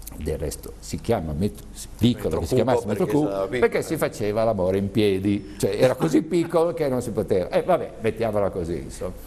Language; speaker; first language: Italian; native; Italian